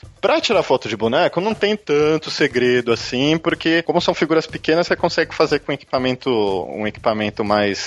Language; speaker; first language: Portuguese; native; Portuguese